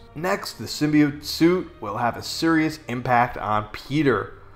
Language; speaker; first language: English; native; English